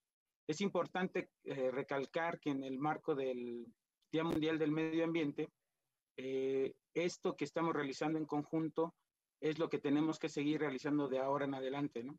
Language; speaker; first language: Spanish; native; Spanish